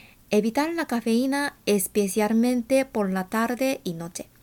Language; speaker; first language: Spanish; non-native, fluent; Japanese